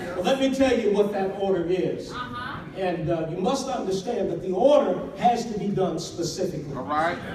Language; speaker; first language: English; native; English